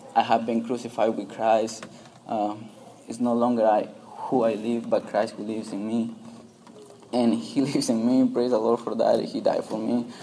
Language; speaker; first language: English; non-native, fluent; Spanish